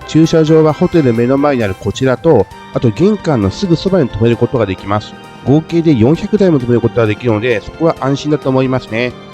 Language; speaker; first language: Japanese; native; Japanese